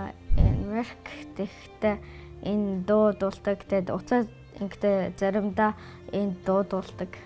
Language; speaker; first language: Mongolian; early bilingual, heritage; Mongolian